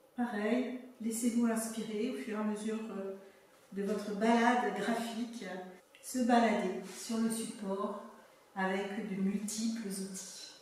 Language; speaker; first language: French; native; French